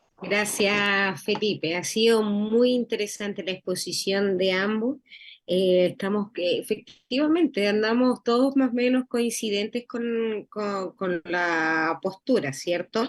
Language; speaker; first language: Spanish; native; Spanish